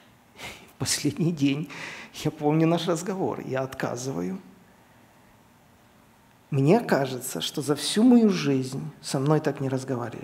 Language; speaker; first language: Russian; native; Russian